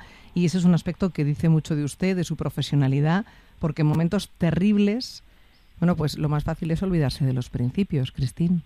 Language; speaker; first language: Spanish; native; Spanish